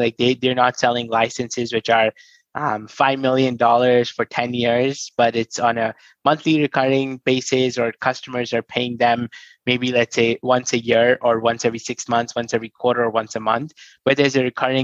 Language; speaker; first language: English; non-native, local second language; Hindi